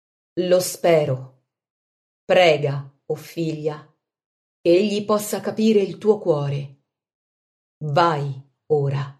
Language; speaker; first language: Italian; native; Italian